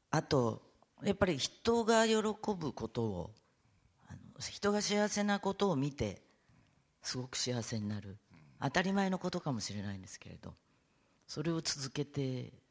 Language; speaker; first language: Japanese; native; Japanese